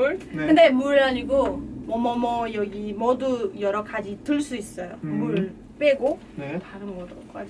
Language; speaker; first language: Korean; non-native, fluent; Portuguese